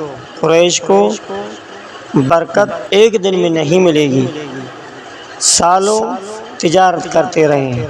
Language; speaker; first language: Urdu; native; Urdu